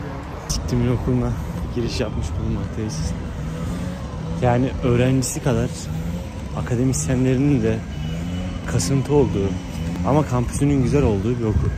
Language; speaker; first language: Turkish; native; Turkish